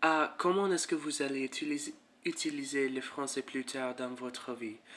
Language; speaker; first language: French; non-native, learner; English